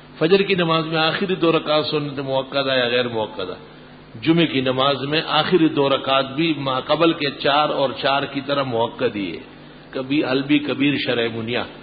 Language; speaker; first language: Urdu; non-native, local second language; Pashto